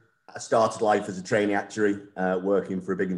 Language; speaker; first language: English; native; English